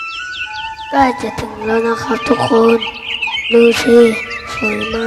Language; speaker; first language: Thai; non-native, local second language; Lahu